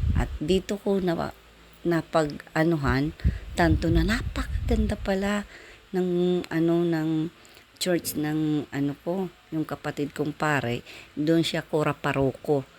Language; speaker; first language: Filipino; non-native, local second language; Waray